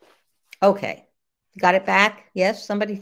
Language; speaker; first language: English; native; English